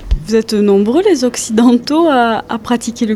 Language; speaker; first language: French; native; French